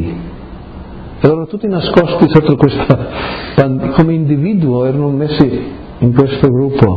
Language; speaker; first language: Italian; early bilingual, heritage; Friulian